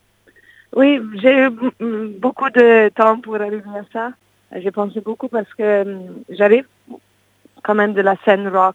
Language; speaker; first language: French; non-native, fluent; English